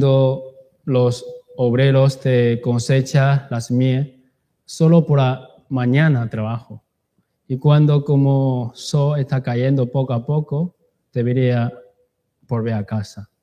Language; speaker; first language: Spanish; non-native, learner; Chinese